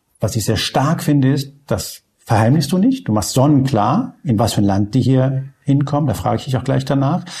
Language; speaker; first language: German; early bilingual, other home language; Spanish